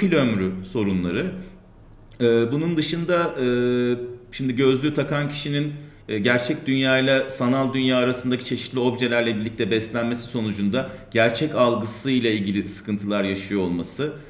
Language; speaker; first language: Turkish; native; Turkish